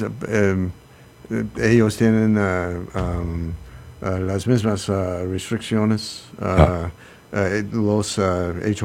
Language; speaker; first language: Spanish; non-native, learner; English